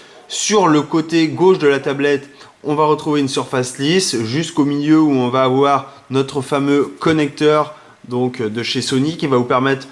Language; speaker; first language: French; native; French